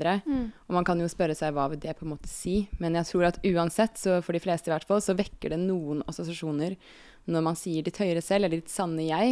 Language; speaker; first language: Norwegian; native; Norwegian